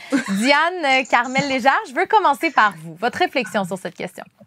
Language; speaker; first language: French; native; French